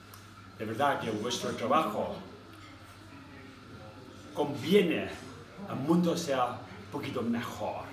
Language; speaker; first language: Spanish; non-native, learner; Tibetan